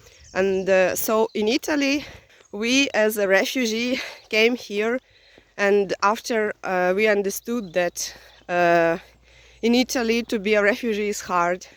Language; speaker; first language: English; non-native, fluent; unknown